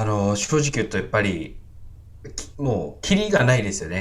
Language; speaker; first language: Japanese; native; Japanese